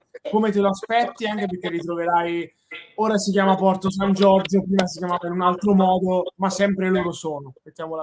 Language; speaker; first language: Italian; native; Italian